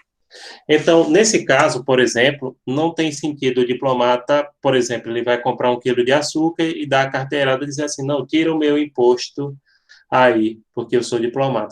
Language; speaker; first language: Portuguese; native; Portuguese